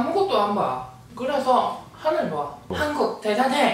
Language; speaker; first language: Korean; non-native, learner; Japanese